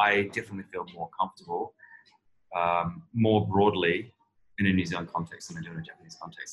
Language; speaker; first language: English; native; English